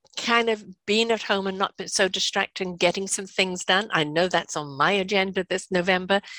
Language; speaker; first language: English; native; English